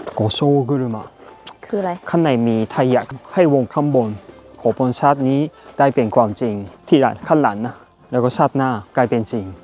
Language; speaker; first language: Thai; non-native, learner; Japanese